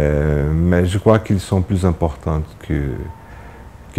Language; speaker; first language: French; non-native, fluent; Portuguese